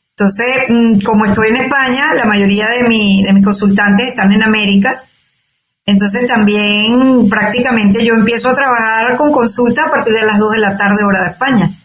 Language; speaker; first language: Spanish; native; Spanish